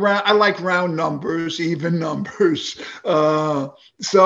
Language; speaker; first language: English; native; English